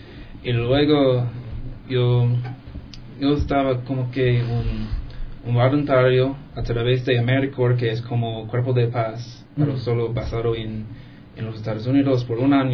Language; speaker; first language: Spanish; non-native, fluent; English